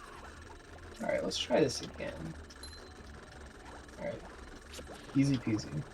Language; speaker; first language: English; native; English